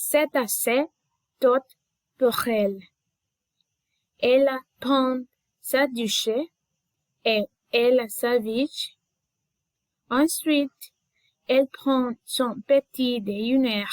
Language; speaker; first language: French; non-native, learner; Spanish